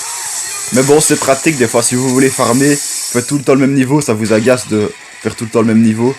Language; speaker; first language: French; native; French